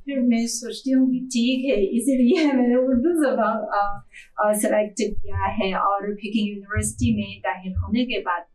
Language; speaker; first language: Hindi; non-native, fluent; Chinese